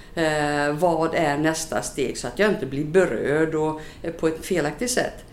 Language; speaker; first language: Swedish; native; Swedish